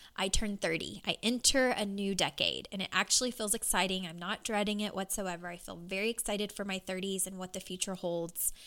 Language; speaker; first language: English; native; English